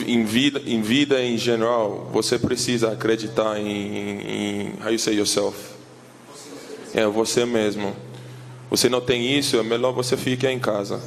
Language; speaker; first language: Portuguese; non-native, learner; English